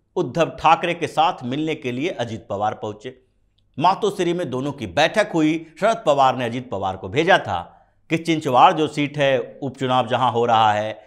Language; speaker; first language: Hindi; native; Hindi